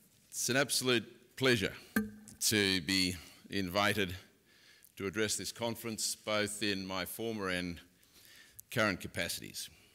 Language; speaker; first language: English; native; English